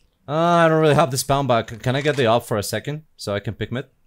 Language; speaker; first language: English; non-native, fluent; Spanish